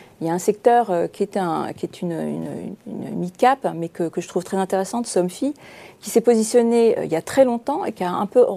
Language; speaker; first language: French; native; French